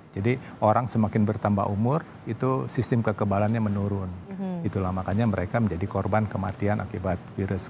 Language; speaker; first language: Indonesian; native; Indonesian